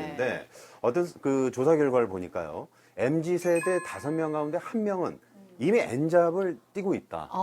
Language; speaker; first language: Korean; native; Korean